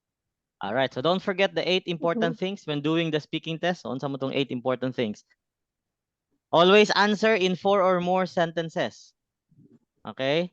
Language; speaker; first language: English; non-native, fluent; Cebuano